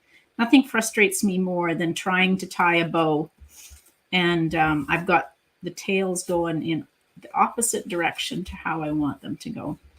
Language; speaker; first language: English; native; English